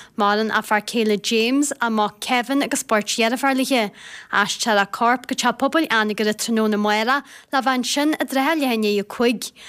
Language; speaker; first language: Irish; native; Irish